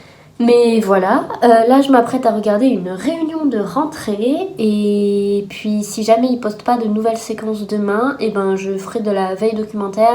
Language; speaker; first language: French; native; French